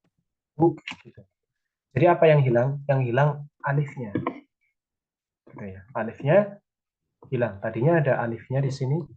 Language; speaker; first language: Indonesian; native; Indonesian